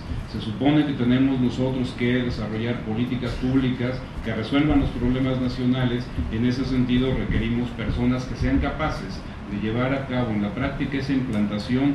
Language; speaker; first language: Spanish; native; Spanish